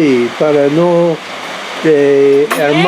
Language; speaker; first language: Spanish; non-native, learner; English